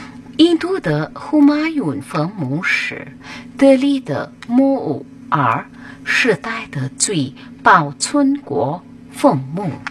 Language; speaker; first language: Chinese; non-native, learner; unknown